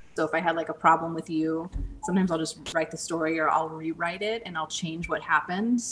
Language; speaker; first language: English; native; English